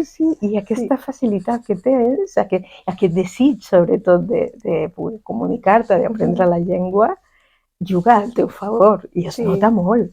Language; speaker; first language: Catalan; non-native, fluent; Spanish